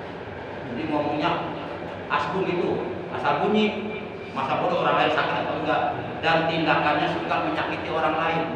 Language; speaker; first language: Indonesian; non-native, local second language; Javanese